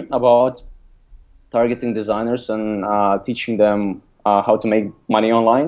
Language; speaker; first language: English; non-native, fluent; Lithuanian